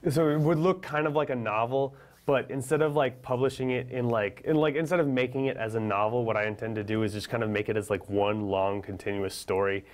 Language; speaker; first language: English; native; English